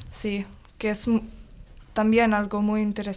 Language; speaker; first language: Spanish; non-native, learner; English